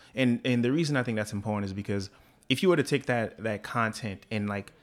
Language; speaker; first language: English; early bilingual, other home language; Haitian Creole